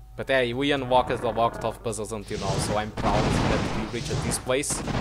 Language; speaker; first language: English; non-native, fluent; Portuguese